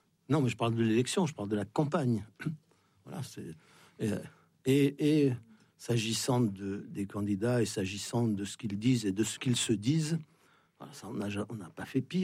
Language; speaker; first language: French; native; French